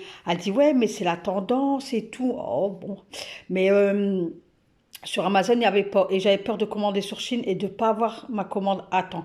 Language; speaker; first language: French; native; French